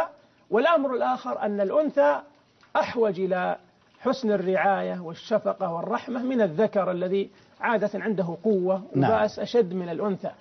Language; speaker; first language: Arabic; native; Arabic